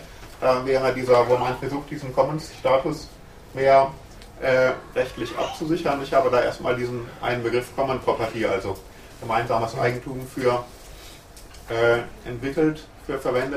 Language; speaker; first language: German; native; German